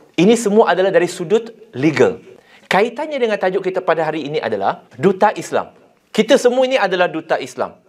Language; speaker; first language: Malay; non-native, local second language; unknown